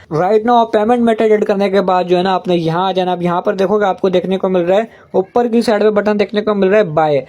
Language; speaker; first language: Urdu; non-native, local second language; Punjabi